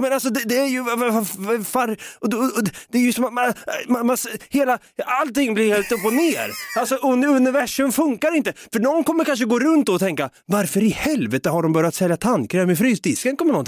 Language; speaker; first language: Swedish; native; Swedish